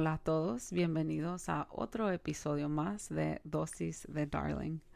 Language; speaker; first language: Spanish; early bilingual, other home language; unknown